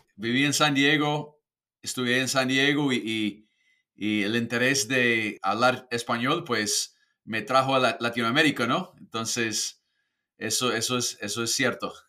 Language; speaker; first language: Spanish; non-native, fluent; English